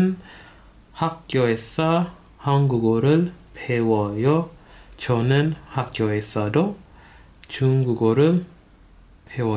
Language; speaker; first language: Korean; non-native, learner; English